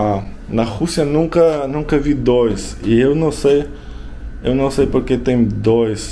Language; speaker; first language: Portuguese; non-native, learner; Russian